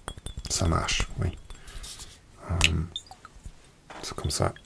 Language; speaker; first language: French; non-native, learner; English